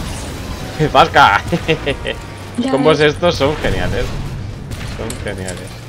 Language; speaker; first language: Spanish; native; Spanish